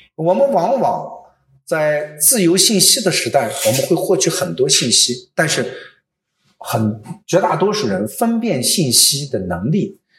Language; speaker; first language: Chinese; non-native, local second language; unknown